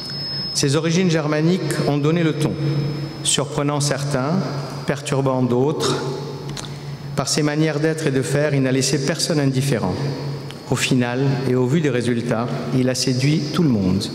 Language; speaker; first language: French; native; French